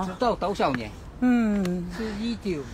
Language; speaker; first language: Chinese; non-native, learner; Russian